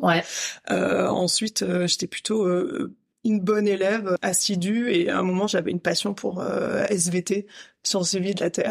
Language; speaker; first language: French; native; French